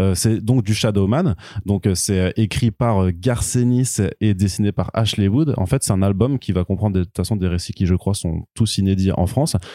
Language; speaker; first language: French; native; French